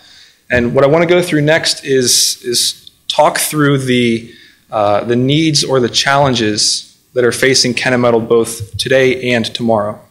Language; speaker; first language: English; native; English